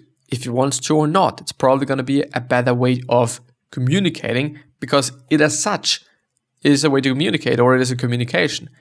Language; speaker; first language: English; non-native, fluent; German